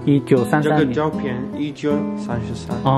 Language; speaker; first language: Chinese; non-native, learner; Arabic